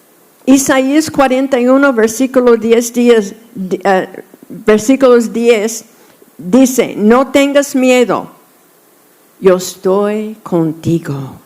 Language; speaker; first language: Spanish; non-native, fluent; English